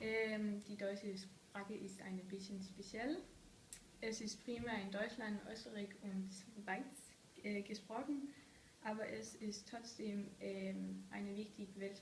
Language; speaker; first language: German; non-native, learner; Danish